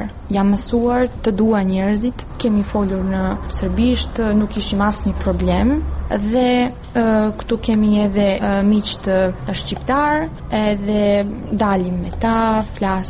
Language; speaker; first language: Albanian; non-native, fluent; Serbian